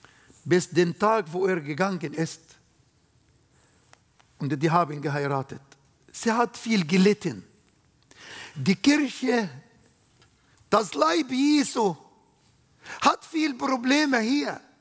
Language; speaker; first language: German; non-native, learner; Arabic